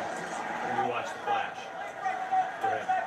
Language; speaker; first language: English; native; English